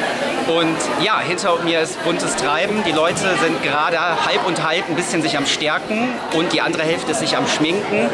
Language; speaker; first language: German; native; German